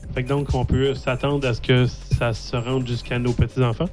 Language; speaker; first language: French; native; French